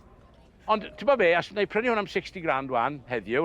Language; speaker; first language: Welsh; native; Welsh